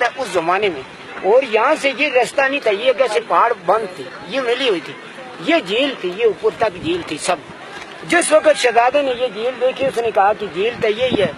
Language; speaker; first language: Hindi; non-native, local second language; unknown